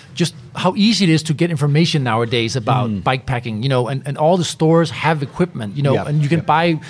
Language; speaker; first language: English; non-native, fluent; Danish